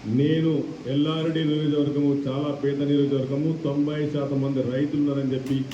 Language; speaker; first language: Telugu; native; Telugu